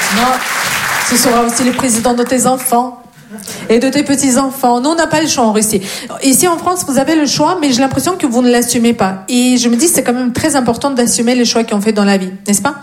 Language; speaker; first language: French; non-native, fluent; Russian